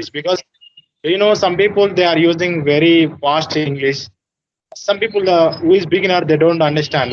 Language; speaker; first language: English; non-native, learner; Telugu